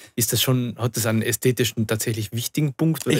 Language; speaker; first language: German; native; German